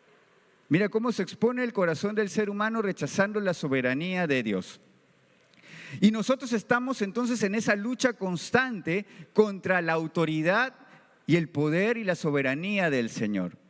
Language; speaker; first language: Spanish; native; Spanish